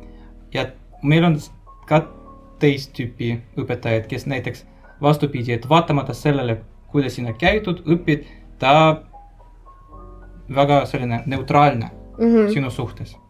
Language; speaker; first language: Estonian; non-native, local second language; Russian